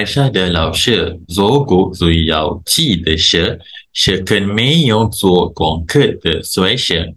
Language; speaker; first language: Chinese; non-native, local second language; Malay